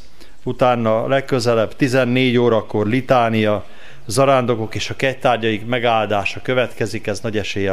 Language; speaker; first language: Hungarian; native; Hungarian